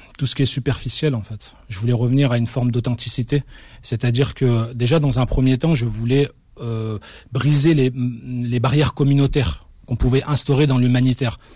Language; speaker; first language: French; early bilingual, other home language; Arabic